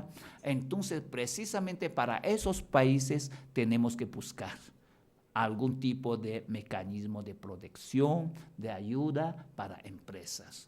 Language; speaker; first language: Spanish; non-native, fluent; Chinese